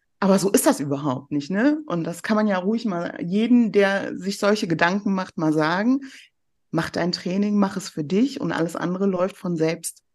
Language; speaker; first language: German; early bilingual, other home language; Persian